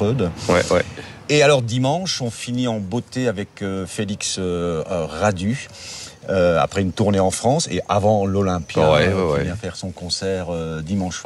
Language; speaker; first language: French; native; French